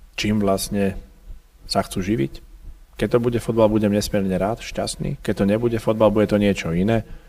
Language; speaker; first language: Slovak; native; Slovak